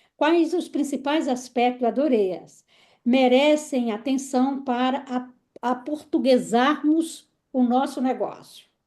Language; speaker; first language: Portuguese; native; Portuguese